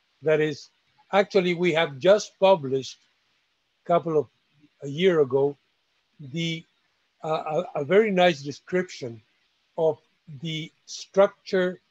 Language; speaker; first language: English; non-native, fluent; Spanish